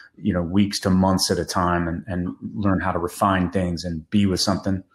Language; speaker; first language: English; native; English